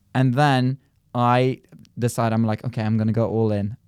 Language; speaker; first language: English; non-native, fluent; Norwegian